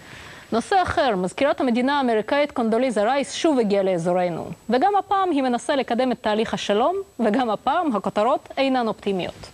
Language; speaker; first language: Hebrew; non-native, local second language; Russian